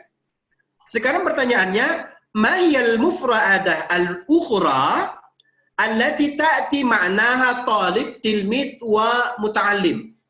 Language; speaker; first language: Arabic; non-native, fluent; Indonesian